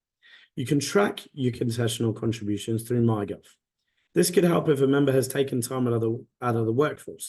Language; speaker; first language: English; native; English